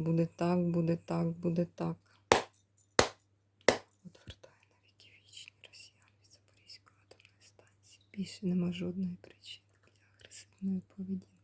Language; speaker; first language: Ukrainian; native; Ukrainian